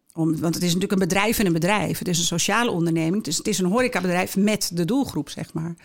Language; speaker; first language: Dutch; native; Dutch